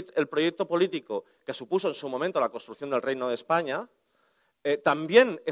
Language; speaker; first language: Spanish; native; Spanish